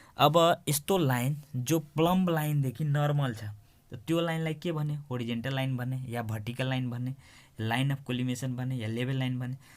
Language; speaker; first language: Nepali; non-native, local second language; Maithili